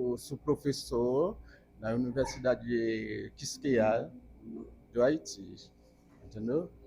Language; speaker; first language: Portuguese; non-native, fluent; Haitian Creole